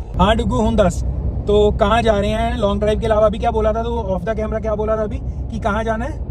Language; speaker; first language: Hindi; non-native, local second language; Punjabi